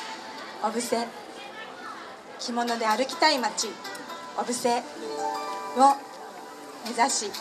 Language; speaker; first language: Japanese; native; Japanese